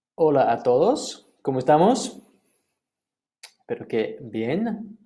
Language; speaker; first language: Spanish; non-native, fluent; English